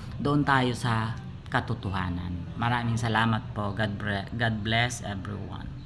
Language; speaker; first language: Filipino; non-native, local second language; Bikol